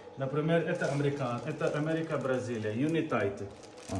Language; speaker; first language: Russian; non-native, local second language; Ukrainian